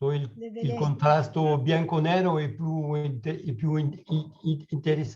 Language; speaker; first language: Italian; non-native, learner; French